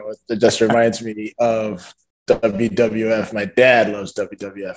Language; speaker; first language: English; non-native, local second language; Yoruba